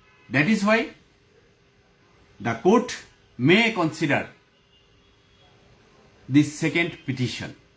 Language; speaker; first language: English; non-native, local second language; Bangla